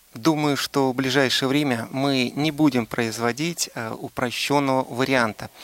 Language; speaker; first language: Russian; native; Russian